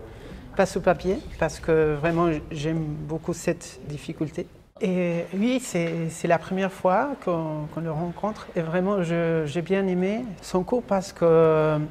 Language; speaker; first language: French; non-native, fluent; Spanish